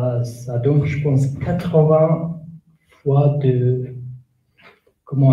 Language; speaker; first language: French; non-native, learner; Kurdish